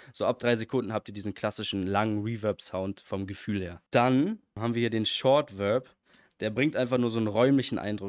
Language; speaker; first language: German; native; German